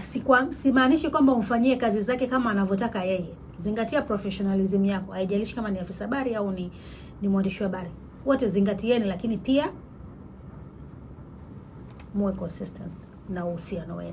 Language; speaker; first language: Swahili; native; Swahili